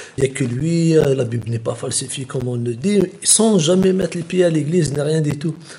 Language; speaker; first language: French; non-native, local second language; Kabyle